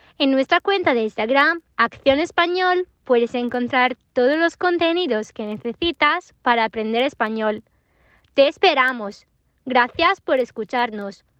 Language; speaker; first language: Spanish; non-native, fluent; Italian